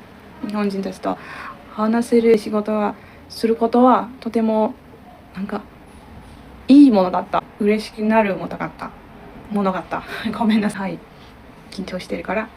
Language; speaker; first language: Japanese; non-native, learner; Turkish